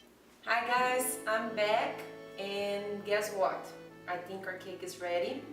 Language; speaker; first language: English; non-native, fluent; Portuguese